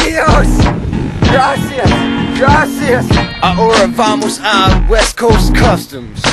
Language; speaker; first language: Spanish; non-native, learner; English